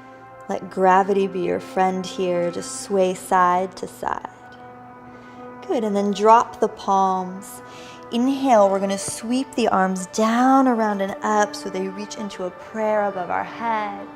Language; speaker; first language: English; native; English